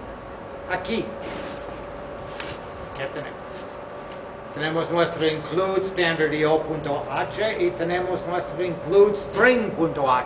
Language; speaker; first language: Spanish; non-native, fluent; English